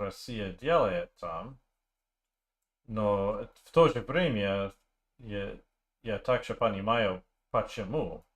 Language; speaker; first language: Russian; non-native, learner; English